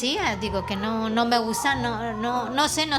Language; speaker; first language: Spanish; non-native, fluent; Filipino